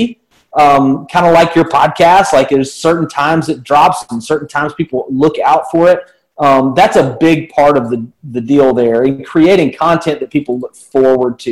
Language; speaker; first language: English; native; English